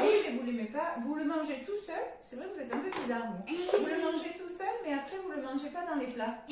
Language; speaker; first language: French; native; French